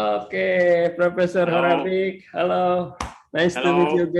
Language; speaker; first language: English; non-native, learner; Indonesian